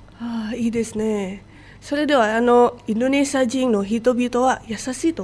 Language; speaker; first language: Japanese; non-native, fluent; Indonesian